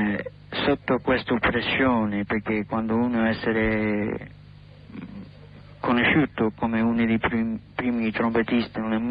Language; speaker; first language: Italian; non-native, learner; English